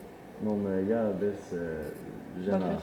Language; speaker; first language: Russian; non-native, learner; Swedish